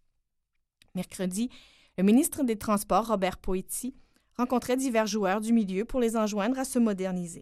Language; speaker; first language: French; native; French